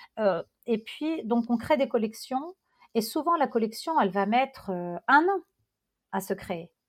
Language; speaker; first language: French; non-native, local second language; Arabic